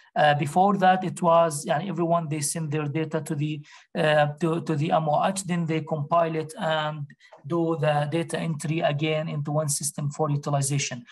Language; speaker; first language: English; non-native, fluent; Arabic